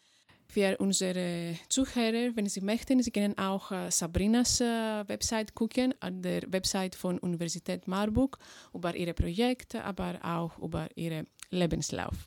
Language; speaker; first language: German; non-native, fluent; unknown